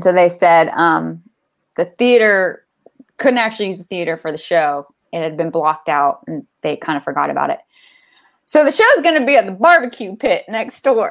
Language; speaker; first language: English; native; English